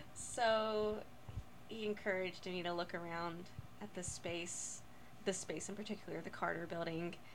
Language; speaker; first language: English; native; English